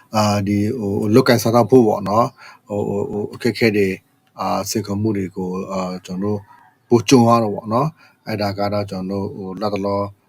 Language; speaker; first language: Burmese; non-native, local second language; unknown